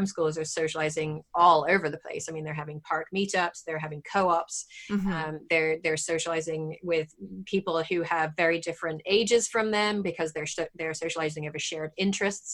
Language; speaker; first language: English; native; English